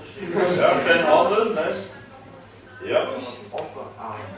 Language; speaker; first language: Dutch; native; Dutch